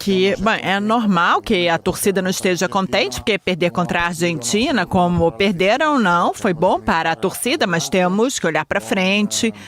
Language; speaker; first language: Portuguese; non-native, fluent; Italian